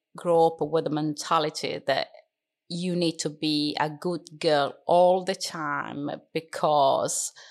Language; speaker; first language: English; non-native, fluent; Italian